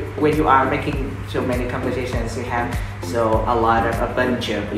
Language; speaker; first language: English; non-native, fluent; Vietnamese